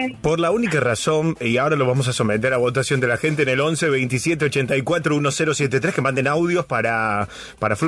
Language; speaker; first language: Spanish; native; Spanish